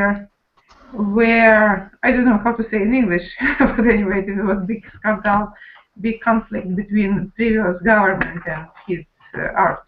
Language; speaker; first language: English; non-native, learner; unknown